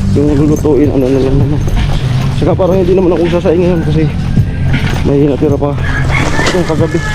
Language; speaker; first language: Filipino; non-native, local second language; Bikol